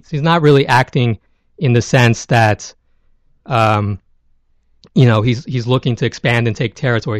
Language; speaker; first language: English; native; English